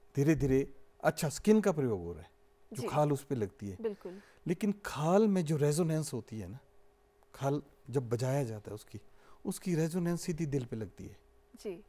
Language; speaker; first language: Hindi; native; Hindi